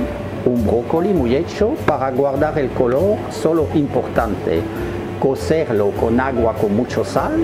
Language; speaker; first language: Spanish; non-native, learner; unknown